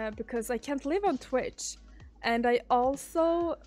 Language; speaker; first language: English; non-native, fluent; Swedish